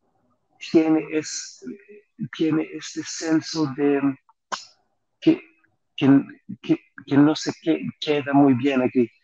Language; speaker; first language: Spanish; non-native, fluent; Greek